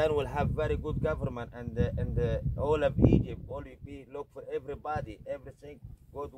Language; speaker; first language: English; non-native, learner; Arabic